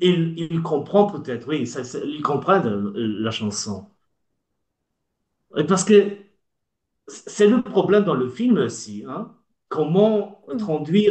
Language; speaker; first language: French; non-native, learner; Polish